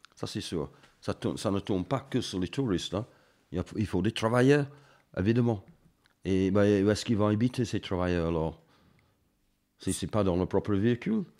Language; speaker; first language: French; non-native, fluent; English